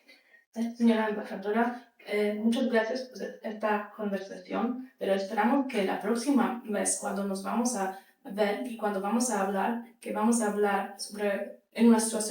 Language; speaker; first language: Spanish; non-native, fluent; Polish